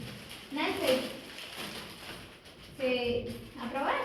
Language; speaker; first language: Spanish; native; Spanish